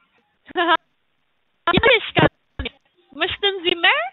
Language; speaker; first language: German; non-native, learner; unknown